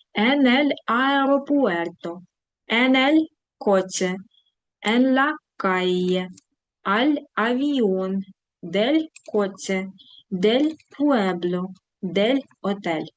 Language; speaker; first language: Spanish; non-native, fluent; Ukrainian